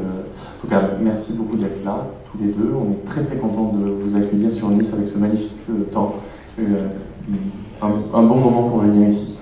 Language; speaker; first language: French; native; French